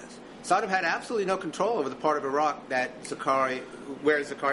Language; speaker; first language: English; native; English